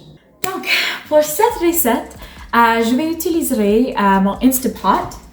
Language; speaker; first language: French; non-native, learner; English